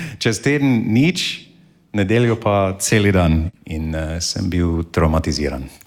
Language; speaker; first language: Slovenian; non-native, fluent; English